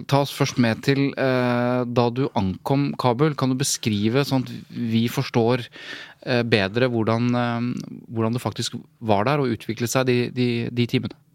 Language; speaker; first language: Norwegian; native; Norwegian